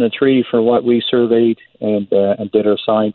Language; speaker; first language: English; native; English